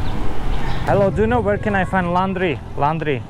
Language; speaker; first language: English; non-native, learner; Slovak